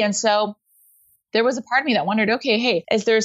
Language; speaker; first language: English; native; English